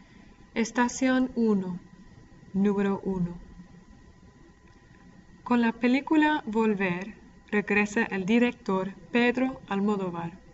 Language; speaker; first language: Spanish; non-native, fluent; English